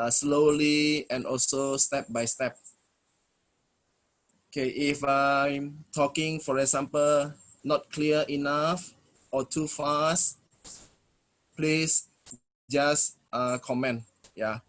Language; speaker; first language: English; non-native, fluent; Indonesian